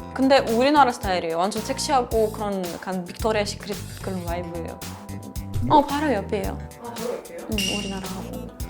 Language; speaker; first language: Korean; non-native, fluent; Russian